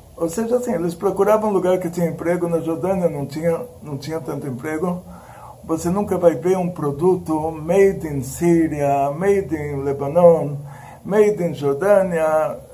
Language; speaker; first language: Portuguese; early bilingual, other home language; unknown